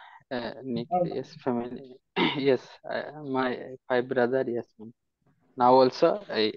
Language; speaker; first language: English; non-native, learner; Hindi